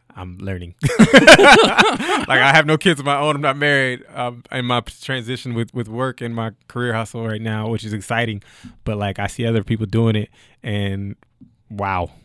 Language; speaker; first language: English; native; English